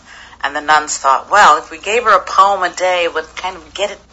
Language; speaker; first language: English; native; English